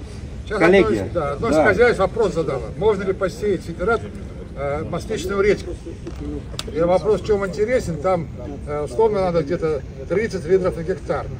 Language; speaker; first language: Russian; native; Russian